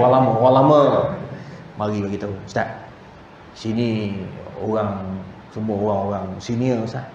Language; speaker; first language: Malay; native; Malay